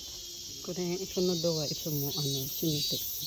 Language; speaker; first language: Japanese; non-native, learner; Filipino